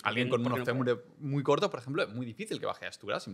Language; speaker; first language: Spanish; native; Spanish